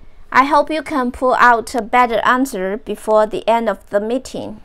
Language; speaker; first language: English; non-native, fluent; Chinese